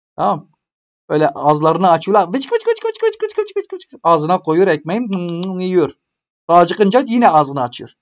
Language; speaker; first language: Turkish; native; Turkish